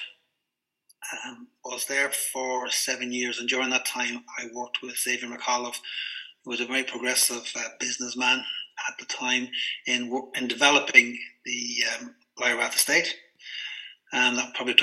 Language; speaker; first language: English; native; English